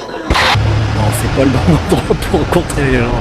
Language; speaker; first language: French; native; French